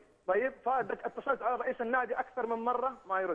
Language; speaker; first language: Arabic; native; Arabic